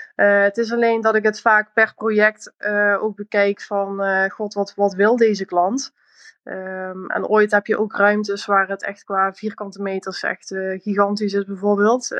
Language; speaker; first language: Dutch; native; Dutch